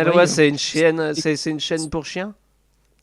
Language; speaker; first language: French; native; French